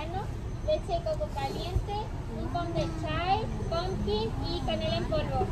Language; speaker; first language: Spanish; native; Spanish